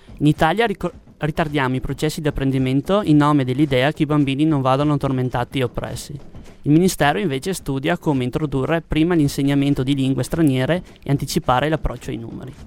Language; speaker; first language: Italian; native; Italian